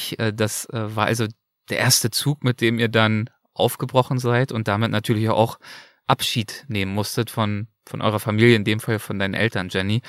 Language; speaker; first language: German; native; German